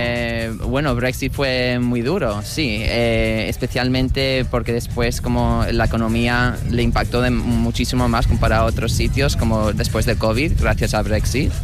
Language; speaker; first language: Spanish; early bilingual, heritage; Spanish